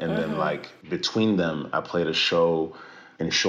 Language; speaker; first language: English; early bilingual, other home language; French